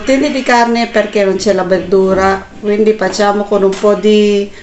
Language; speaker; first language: Italian; non-native, learner; Filipino